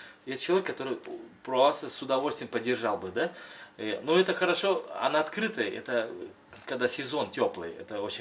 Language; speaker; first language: Russian; non-native, local second language; Kyrgyz